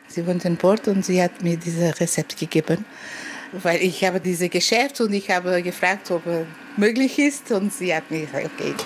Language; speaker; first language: German; non-native, learner; Portuguese